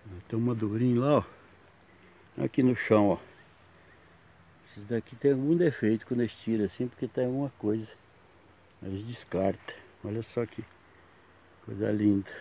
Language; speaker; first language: Portuguese; native; Portuguese